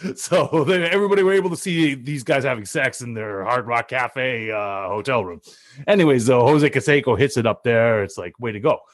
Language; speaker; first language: English; native; English